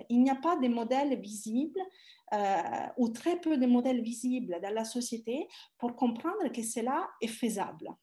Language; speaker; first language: French; non-native, fluent; Italian